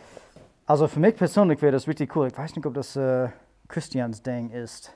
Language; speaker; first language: German; non-native, fluent; English